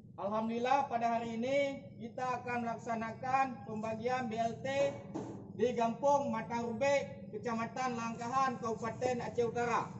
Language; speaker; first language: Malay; non-native, local second language; Achinese